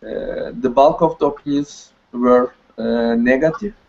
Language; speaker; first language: English; non-native, learner; Turkish